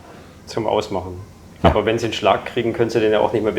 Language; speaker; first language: German; native; German